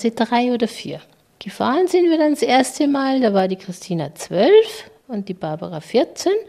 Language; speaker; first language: German; native; German